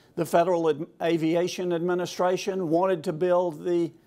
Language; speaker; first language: English; native; English